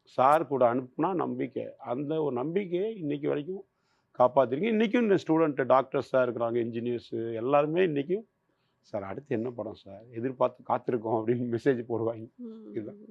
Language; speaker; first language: Tamil; native; Tamil